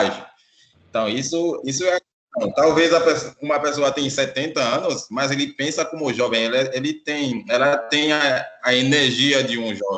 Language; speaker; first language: Portuguese; non-native, fluent; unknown